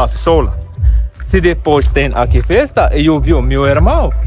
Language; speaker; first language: Portuguese; non-native, learner; Arabic